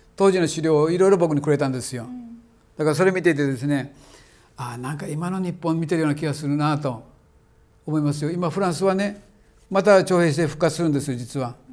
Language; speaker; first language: Japanese; native; Japanese